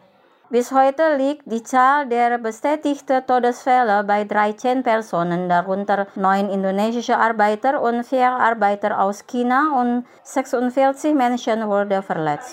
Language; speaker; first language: German; non-native, fluent; Indonesian